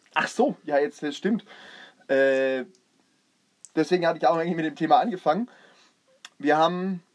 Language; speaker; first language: German; native; German